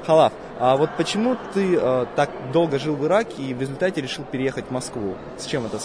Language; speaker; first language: Russian; native; Russian